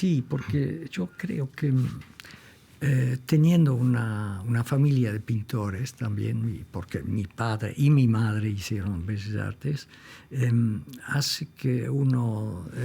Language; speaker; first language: Spanish; non-native, fluent; Dutch